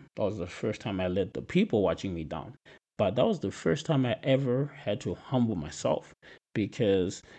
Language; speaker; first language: English; non-native, local second language; Shona